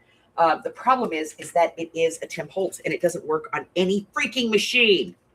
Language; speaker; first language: English; native; English